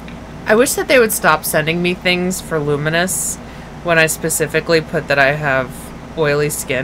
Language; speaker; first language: English; native; English